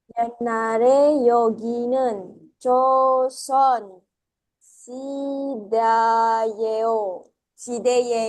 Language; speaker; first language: Korean; non-native, learner; Indonesian